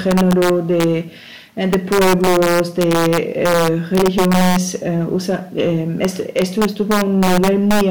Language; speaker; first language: Spanish; non-native, fluent; German